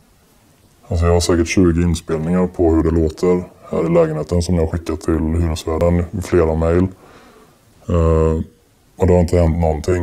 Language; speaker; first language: Swedish; native; Swedish